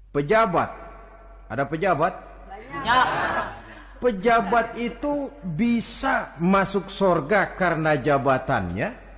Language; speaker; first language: Indonesian; native; Indonesian